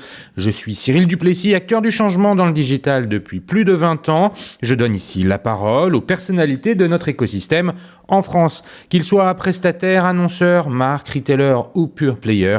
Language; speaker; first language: French; native; French